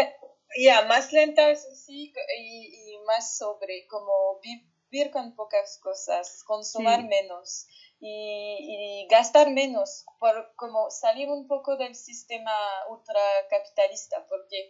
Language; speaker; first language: Spanish; non-native, fluent; French